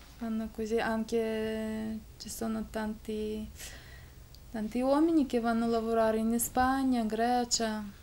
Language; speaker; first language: Italian; non-native, learner; Ukrainian